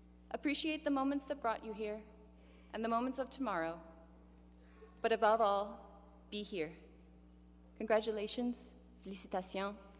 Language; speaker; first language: English; native; English